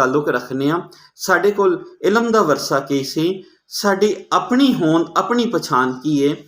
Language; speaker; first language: Punjabi; native; Punjabi